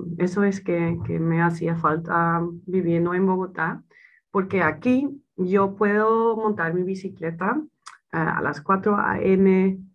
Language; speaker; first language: Spanish; non-native, fluent; Dutch